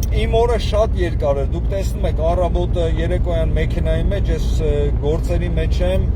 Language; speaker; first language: Armenian; native; Armenian